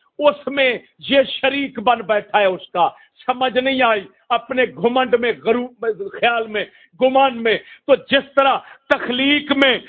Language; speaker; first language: Urdu; non-native, local second language; Punjabi